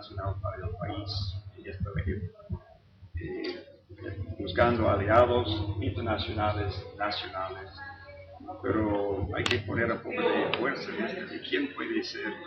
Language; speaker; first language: Spanish; non-native, fluent; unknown